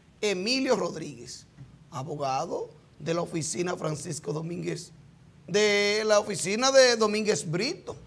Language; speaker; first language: Spanish; native; Spanish